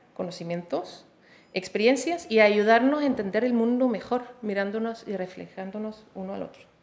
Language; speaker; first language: Spanish; non-native, fluent; Danish